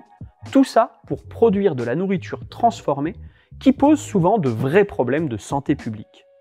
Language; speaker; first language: French; native; French